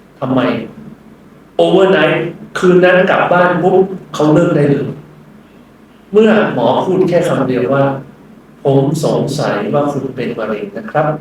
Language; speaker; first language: Thai; native; Thai